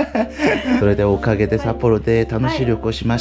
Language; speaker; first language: Japanese; non-native, learner; Korean